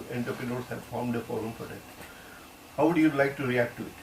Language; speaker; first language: English; non-native, local second language; Hindi